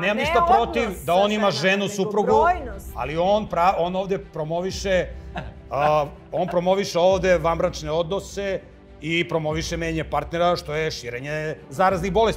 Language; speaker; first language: Serbian; native; Serbian